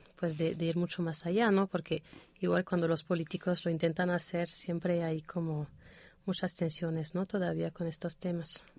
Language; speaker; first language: Spanish; non-native, fluent; French